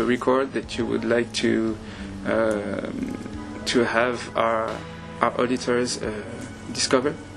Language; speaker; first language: English; non-native, fluent; French